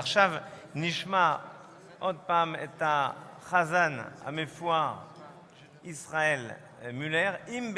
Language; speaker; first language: Hebrew; non-native, fluent; French